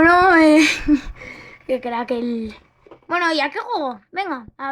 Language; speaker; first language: Spanish; native; Spanish